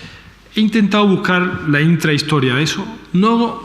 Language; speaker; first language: Spanish; native; Spanish